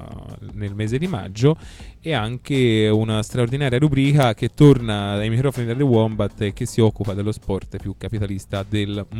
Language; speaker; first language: Italian; native; Italian